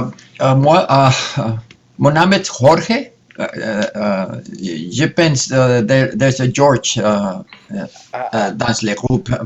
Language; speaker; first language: French; non-native, learner; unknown